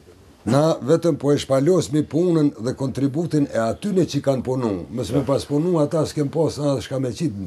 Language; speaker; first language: Albanian; native; Albanian